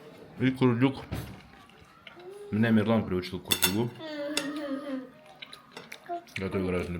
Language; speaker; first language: Russian; native; Russian